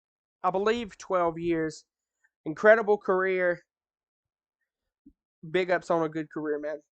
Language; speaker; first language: English; native; English